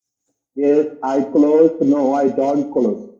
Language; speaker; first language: English; non-native, learner; Bangla